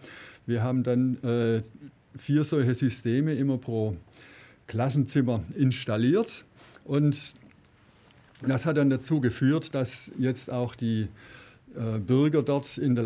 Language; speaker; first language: German; native; German